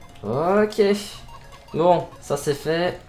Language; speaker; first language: French; native; French